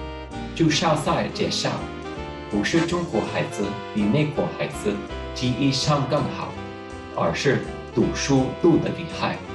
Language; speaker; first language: Chinese; non-native, learner; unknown